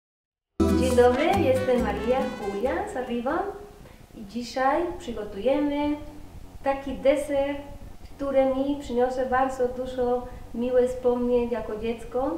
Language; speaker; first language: Polish; non-native, learner; Spanish